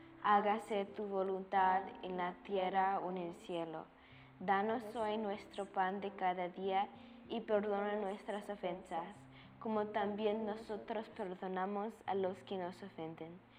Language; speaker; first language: Spanish; non-native, learner; English